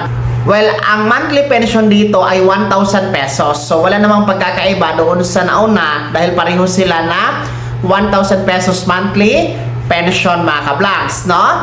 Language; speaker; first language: Filipino; native; Filipino